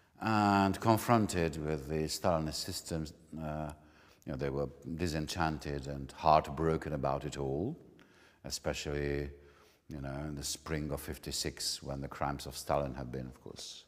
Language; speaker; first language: English; non-native, fluent; Hungarian